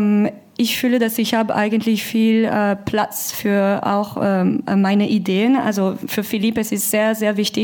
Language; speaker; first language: German; non-native, learner; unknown